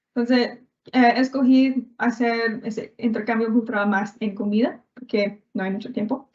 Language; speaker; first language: Spanish; non-native, learner; English